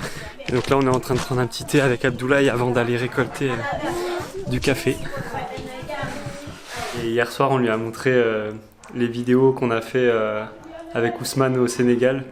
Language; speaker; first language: French; native; French